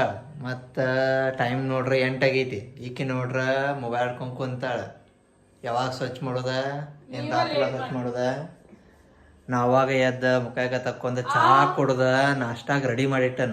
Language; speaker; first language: Kannada; native; Kannada